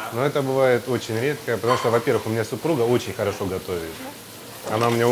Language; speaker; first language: Russian; native; Russian